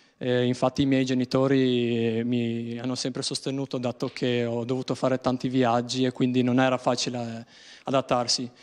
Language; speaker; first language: Italian; non-native, fluent; Albanian